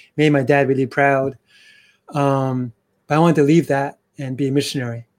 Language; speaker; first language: English; early bilingual, other home language; Chinese